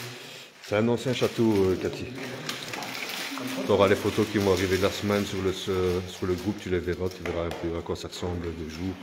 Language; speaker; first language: French; native; French